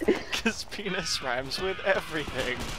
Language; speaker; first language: English; native; English